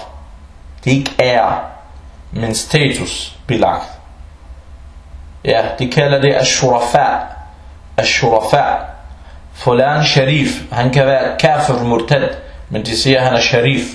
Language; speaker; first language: Danish; early bilingual, other home language; Arabic